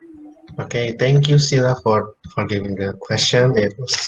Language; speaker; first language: English; non-native, learner; Indonesian